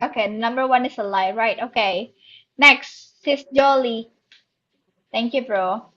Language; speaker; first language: English; non-native, learner; Indonesian